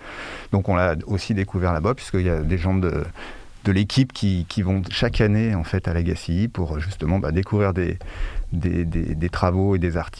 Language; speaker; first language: French; native; French